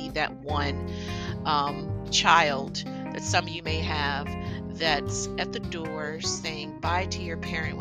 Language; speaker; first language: English; native; English